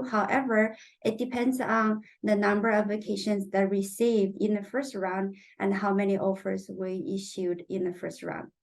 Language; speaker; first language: English; non-native, fluent; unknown